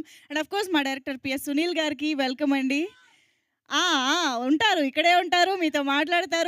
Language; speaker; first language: Telugu; native; Telugu